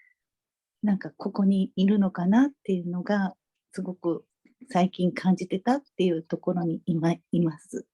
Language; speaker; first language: Japanese; native; Japanese